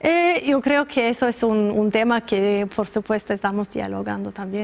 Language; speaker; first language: Spanish; non-native, fluent; Norwegian